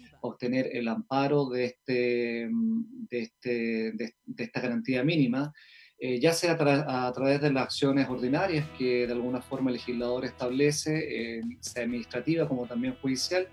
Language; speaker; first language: Spanish; native; Spanish